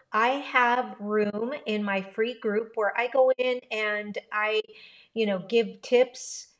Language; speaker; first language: English; early bilingual, other home language; Spanish